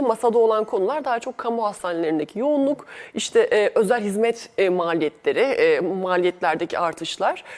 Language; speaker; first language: Turkish; native; Turkish